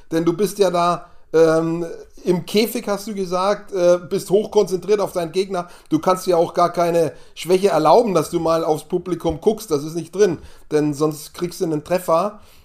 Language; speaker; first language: German; native; German